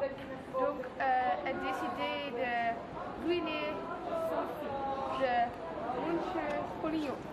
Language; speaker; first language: French; non-native, learner; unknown